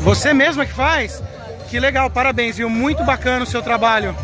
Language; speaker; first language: Portuguese; native; Portuguese